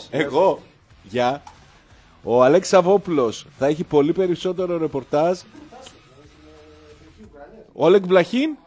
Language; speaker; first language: Greek; native; Greek